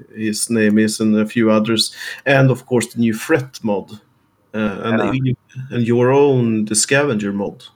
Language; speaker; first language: English; non-native, fluent; Swedish